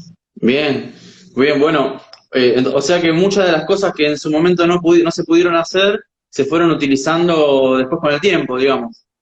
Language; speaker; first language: Spanish; native; Spanish